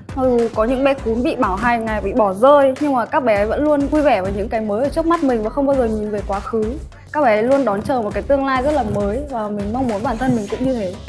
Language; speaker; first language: Vietnamese; native; Vietnamese